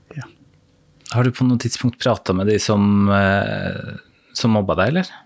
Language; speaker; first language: Norwegian; native; Norwegian